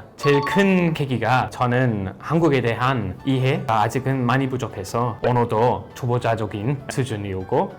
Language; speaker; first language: Korean; non-native, fluent; English